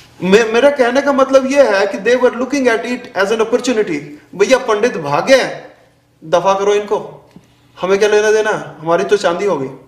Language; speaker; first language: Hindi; non-native, local second language; Kashmiri